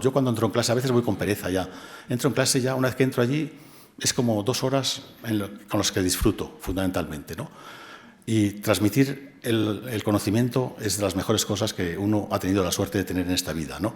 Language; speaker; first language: Spanish; native; Spanish